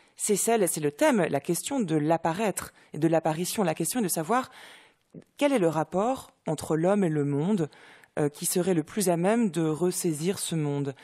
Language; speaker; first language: French; native; French